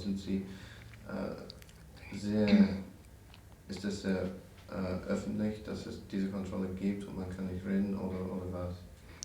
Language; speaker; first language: German; non-native, learner; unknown